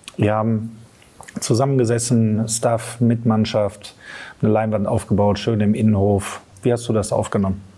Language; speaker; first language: German; native; German